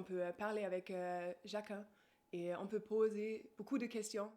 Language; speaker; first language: French; non-native, learner; German